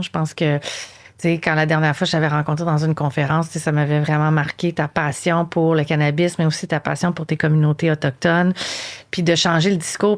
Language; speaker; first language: French; native; French